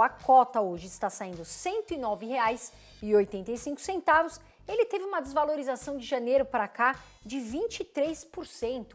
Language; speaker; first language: Portuguese; native; Portuguese